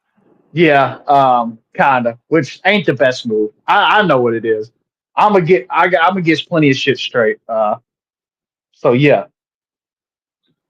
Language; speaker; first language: English; native; English